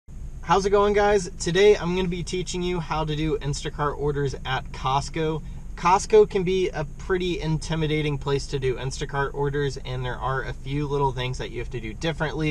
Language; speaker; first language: English; native; English